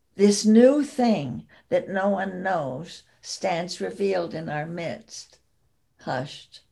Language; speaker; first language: English; native; English